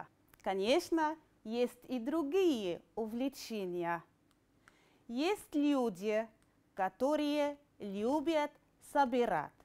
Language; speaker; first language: Russian; non-native, fluent; Arabic